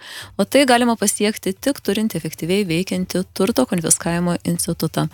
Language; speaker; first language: Lithuanian; native; Lithuanian